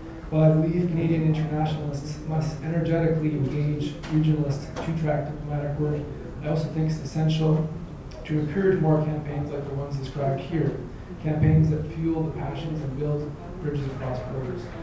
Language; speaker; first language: English; native; English